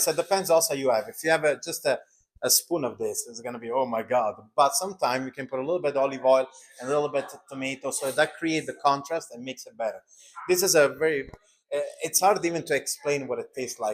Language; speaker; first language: English; non-native, fluent; Italian